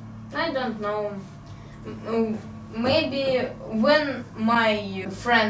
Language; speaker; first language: English; non-native, learner; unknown